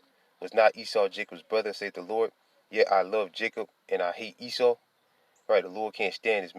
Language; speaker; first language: English; native; English